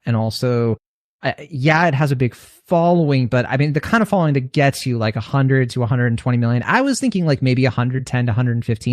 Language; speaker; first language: English; native; English